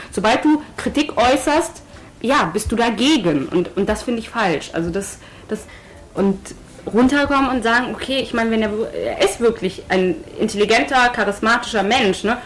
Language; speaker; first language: German; early bilingual, other home language; Tigrinya